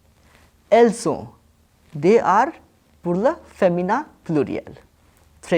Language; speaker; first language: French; non-native, fluent; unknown